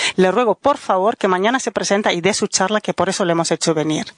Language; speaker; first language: Spanish; non-native, fluent; Dutch